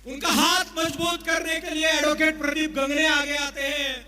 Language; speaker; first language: Hindi; non-native, local second language; Marathi